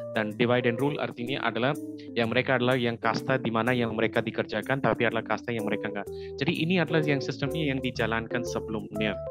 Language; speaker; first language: Indonesian; non-native, fluent; Hindi